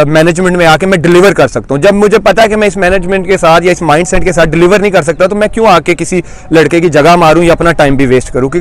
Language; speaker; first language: Urdu; non-native, local second language; Punjabi